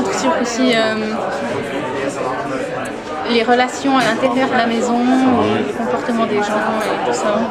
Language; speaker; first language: French; native; French